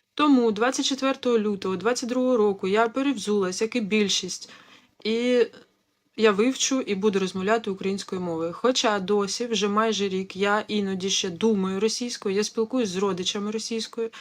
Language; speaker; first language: Ukrainian; non-native, local second language; Russian